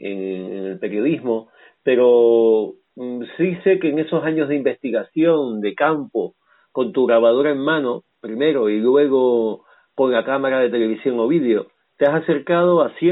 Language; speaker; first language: Spanish; native; Spanish